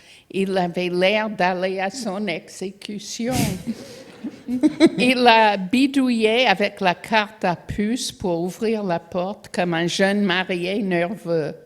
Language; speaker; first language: French; non-native, fluent; English